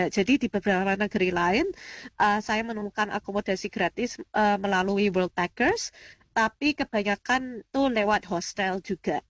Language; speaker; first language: Indonesian; early bilingual, heritage; Indonesian